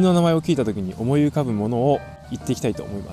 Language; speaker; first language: Japanese; native; Japanese